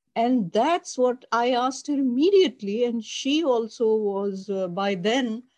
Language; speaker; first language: English; non-native, local second language; Urdu